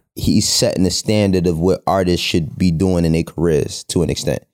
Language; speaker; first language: English; native; English